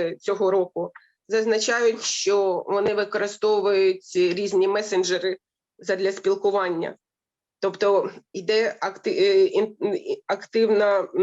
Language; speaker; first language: Ukrainian; native; Ukrainian